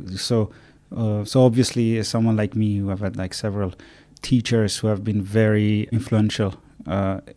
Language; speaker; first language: English; non-native, fluent; Armenian